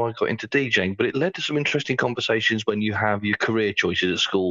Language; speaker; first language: English; native; English